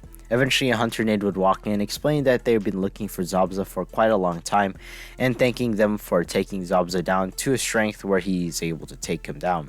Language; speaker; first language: English; native; English